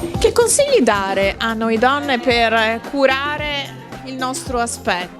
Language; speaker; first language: Italian; native; Italian